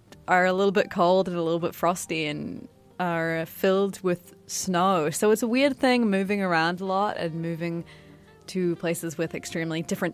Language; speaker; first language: English; native; English